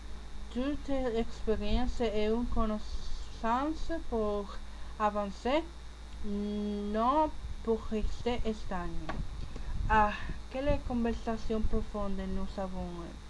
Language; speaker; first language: French; non-native, learner; Spanish